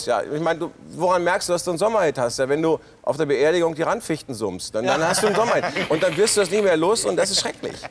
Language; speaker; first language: German; native; German